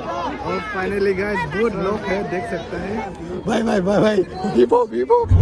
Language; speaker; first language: Hindi; non-native, local second language; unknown